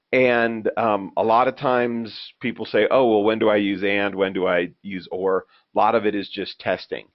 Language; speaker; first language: English; native; English